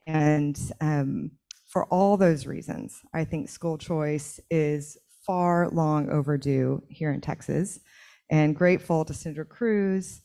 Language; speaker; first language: English; native; English